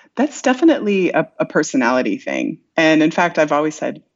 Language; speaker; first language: English; native; English